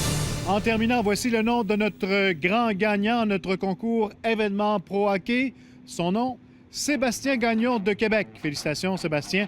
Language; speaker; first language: French; native; French